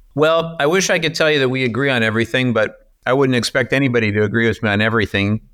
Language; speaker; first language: English; native; English